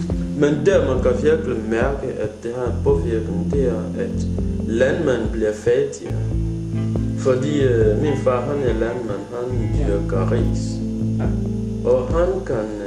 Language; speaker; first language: Danish; non-native, fluent; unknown